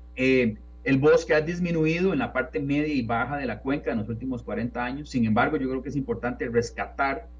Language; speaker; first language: Spanish; native; Spanish